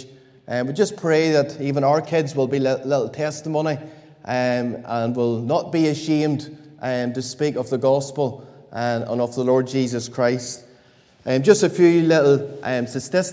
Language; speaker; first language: English; native; English